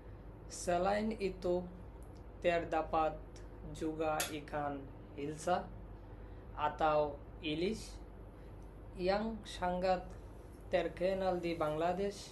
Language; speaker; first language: Indonesian; non-native, learner; Bangla